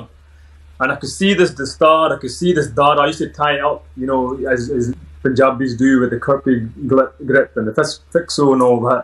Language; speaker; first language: English; native; English